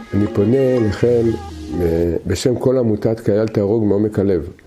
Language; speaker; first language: Hebrew; native; Hebrew